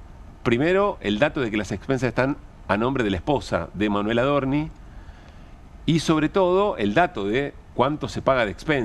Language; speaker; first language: Spanish; native; Spanish